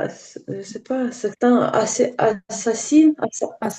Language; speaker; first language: French; non-native, learner; Ukrainian